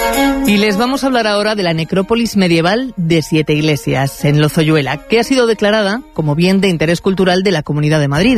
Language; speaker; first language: Spanish; native; Spanish